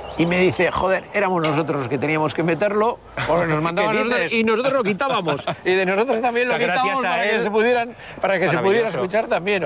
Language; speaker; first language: Spanish; native; Spanish